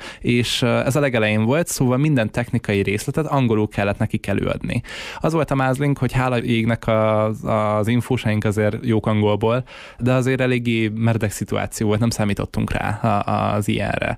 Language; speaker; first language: Hungarian; native; Hungarian